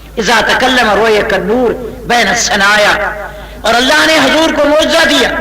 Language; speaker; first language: Urdu; non-native, local second language; Saraiki